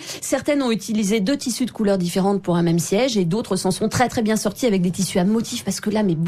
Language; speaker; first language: French; native; French